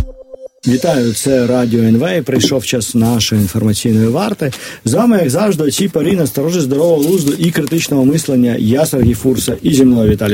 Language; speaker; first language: Ukrainian; native; Ukrainian